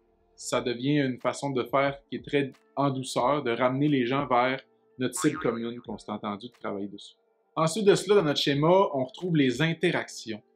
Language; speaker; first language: French; native; French